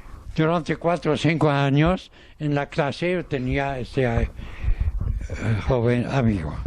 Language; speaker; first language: Spanish; non-native, fluent; Arabic